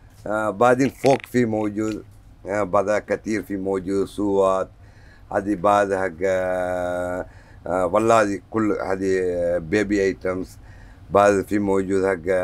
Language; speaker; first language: Arabic; non-native, learner; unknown